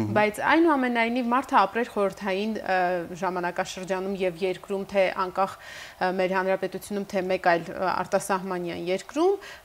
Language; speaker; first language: Armenian; native; Armenian